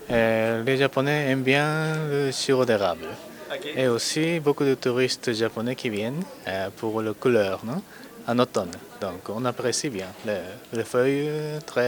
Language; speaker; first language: French; non-native, fluent; Japanese